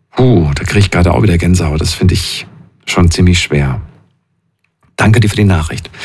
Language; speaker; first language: German; native; German